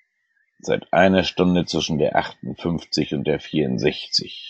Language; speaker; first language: German; native; German